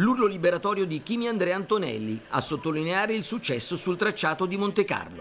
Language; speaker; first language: Italian; native; Italian